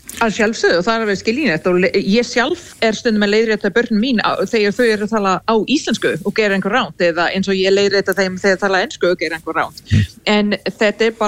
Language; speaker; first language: Icelandic; non-native, fluent; English